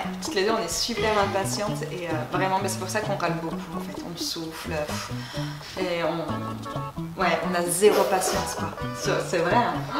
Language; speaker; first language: French; native; French